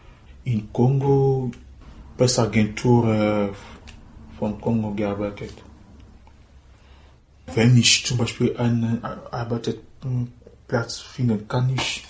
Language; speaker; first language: German; non-native, learner; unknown